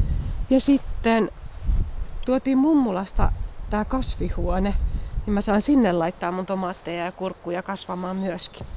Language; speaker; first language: Finnish; native; Finnish